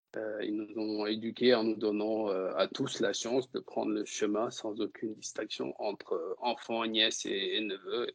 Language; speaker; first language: French; non-native, local second language; Wolof